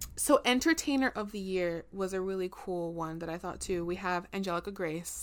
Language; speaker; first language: English; early bilingual, other home language; Spanish